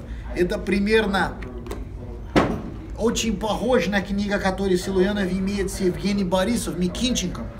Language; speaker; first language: Russian; non-native, fluent; Portuguese